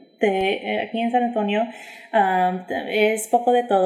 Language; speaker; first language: Spanish; early bilingual, heritage; English